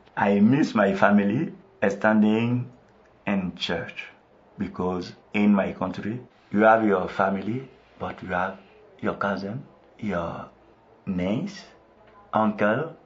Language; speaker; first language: English; non-native, local second language; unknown